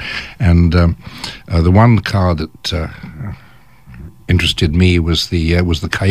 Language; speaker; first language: English; native; English